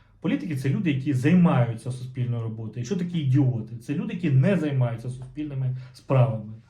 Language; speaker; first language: Ukrainian; non-native, local second language; Russian